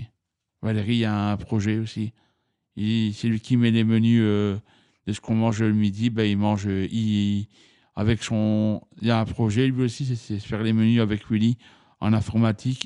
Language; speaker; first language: French; native; French